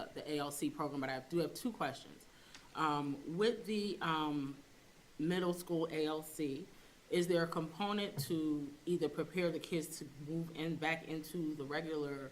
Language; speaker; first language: English; native; English